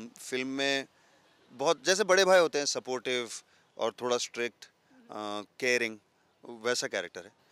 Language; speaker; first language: Hindi; non-native, local second language; Telugu